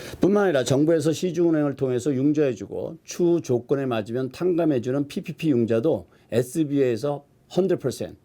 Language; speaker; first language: Korean; native; Korean